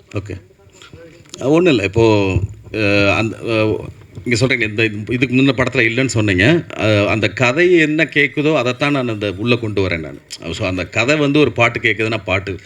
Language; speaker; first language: Tamil; native; Tamil